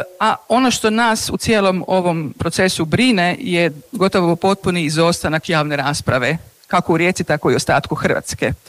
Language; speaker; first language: Croatian; native; Croatian